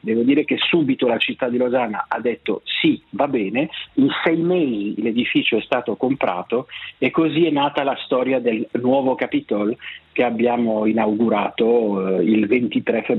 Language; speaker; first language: Italian; non-native, local second language; French